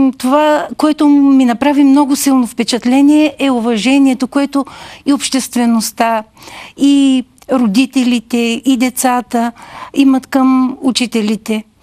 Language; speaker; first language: Bulgarian; native; Bulgarian